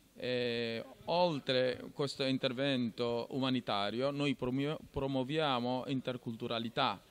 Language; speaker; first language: Italian; non-native, fluent; Bangla